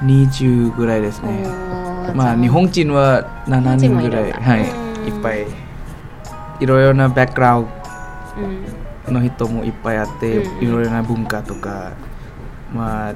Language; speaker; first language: Japanese; non-native, learner; Thai